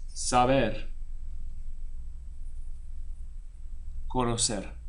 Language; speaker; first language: Spanish; non-native, fluent; English